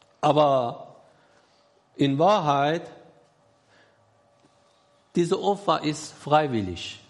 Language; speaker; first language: German; non-native, learner; Persian